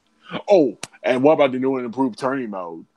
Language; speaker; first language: English; native; English